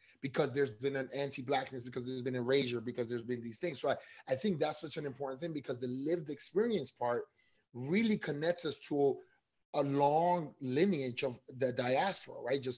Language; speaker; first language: English; early bilingual, other home language; Spanish